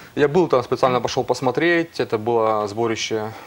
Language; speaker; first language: Russian; native; Russian